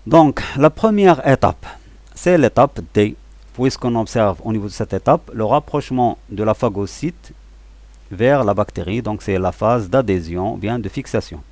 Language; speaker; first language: French; non-native, local second language; Arabic